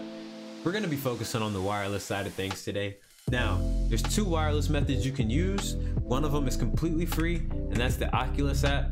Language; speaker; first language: English; native; English